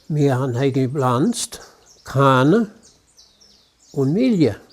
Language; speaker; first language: German; early bilingual, heritage; German